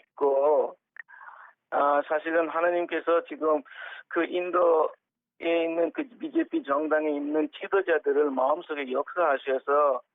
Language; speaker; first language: Korean; non-native, fluent; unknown